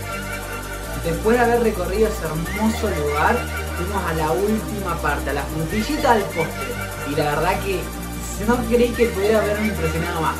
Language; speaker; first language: Spanish; native; Spanish